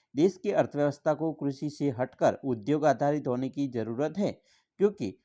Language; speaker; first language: Hindi; non-native, local second language; Gujarati